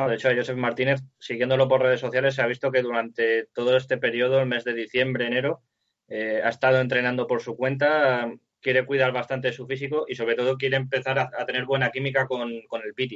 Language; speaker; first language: Spanish; native; Spanish